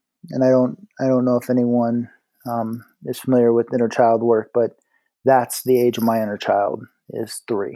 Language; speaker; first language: English; native; English